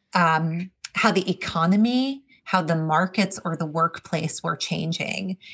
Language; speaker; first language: English; native; English